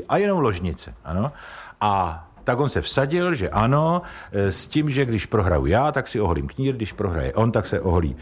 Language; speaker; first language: Czech; native; Czech